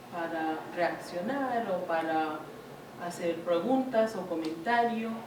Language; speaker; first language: Spanish; non-native, fluent; English